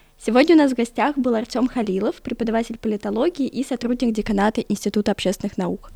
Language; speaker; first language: Russian; native; Russian